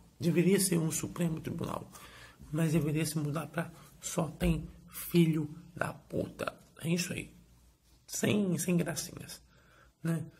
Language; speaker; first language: Portuguese; native; Portuguese